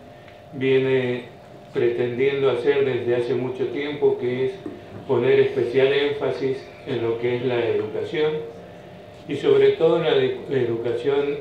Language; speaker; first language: Spanish; native; Spanish